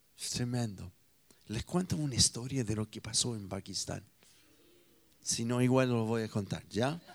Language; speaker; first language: Spanish; non-native, fluent; English